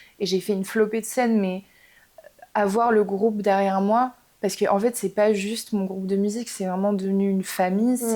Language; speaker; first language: French; native; French